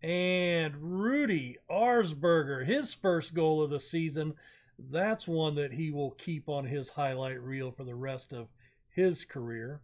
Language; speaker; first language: English; native; English